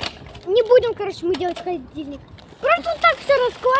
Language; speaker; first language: Russian; native; Russian